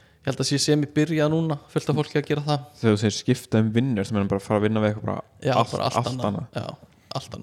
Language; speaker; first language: Icelandic; native; Icelandic